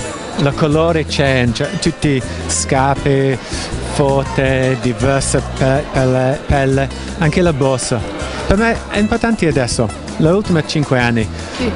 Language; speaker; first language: Italian; non-native, learner; English